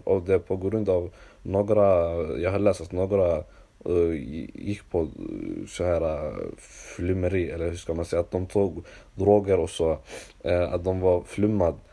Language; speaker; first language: Swedish; non-native, local second language; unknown